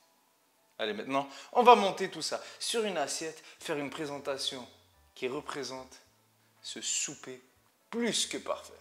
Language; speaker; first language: French; native; French